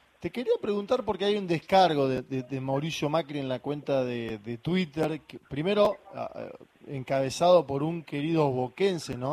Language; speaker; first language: Spanish; native; Spanish